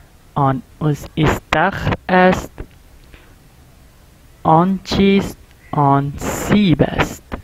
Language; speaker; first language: Persian; non-native, fluent; Urdu